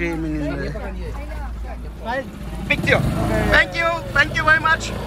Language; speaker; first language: English; non-native, learner; French